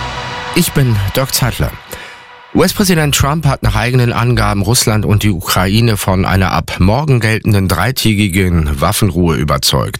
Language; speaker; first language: German; native; German